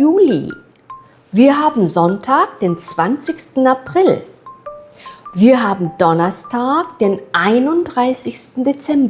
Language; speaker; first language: German; non-native, fluent; Korean